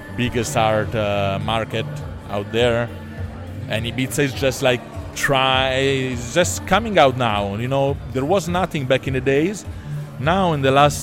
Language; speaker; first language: English; non-native, fluent; Italian